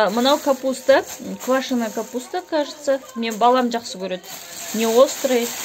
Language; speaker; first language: Russian; non-native, local second language; Kazakh